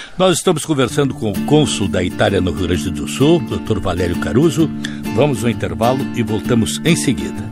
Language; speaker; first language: Portuguese; native; Portuguese